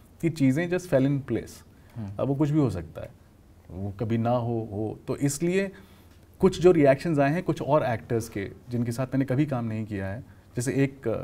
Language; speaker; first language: Hindi; native; Hindi